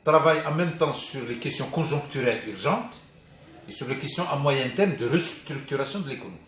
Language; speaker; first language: French; non-native, local second language; Arabic